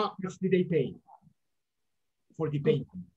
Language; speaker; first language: English; non-native, fluent; Spanish